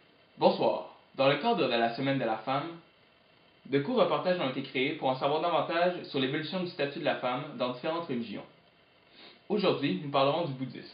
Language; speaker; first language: French; native; French